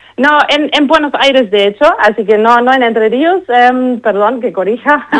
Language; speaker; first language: Spanish; non-native, fluent; German